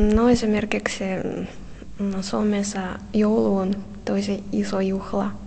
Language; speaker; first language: Finnish; non-native, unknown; Russian